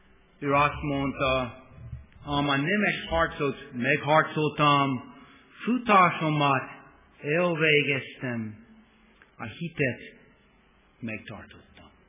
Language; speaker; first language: Hungarian; non-native, fluent; English